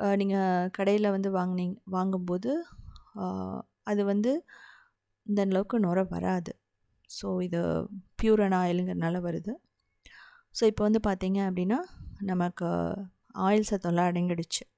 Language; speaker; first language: Tamil; native; Tamil